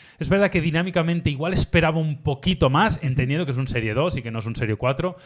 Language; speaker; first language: Spanish; native; Spanish